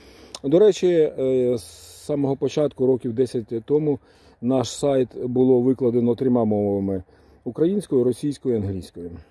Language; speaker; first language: Ukrainian; non-native, local second language; Russian